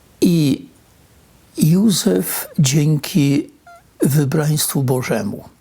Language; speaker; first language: Polish; native; Polish